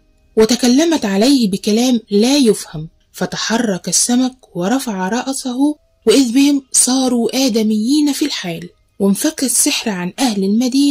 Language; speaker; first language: Arabic; native; Arabic